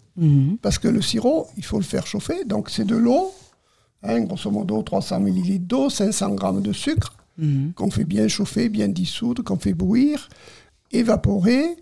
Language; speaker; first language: French; native; French